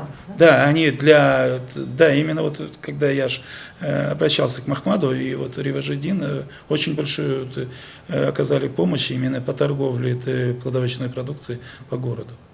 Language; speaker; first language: Russian; native; Russian